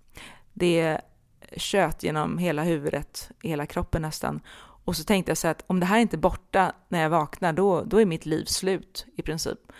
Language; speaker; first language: Swedish; native; Swedish